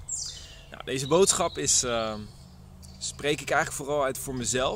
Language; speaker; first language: Dutch; native; Dutch